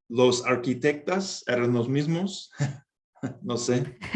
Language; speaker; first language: Spanish; non-native, fluent; English